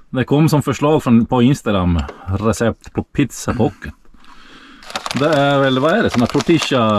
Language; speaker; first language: Swedish; native; Swedish